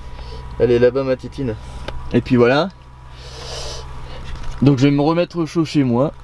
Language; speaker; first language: French; native; French